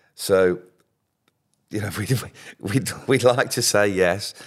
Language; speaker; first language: English; native; English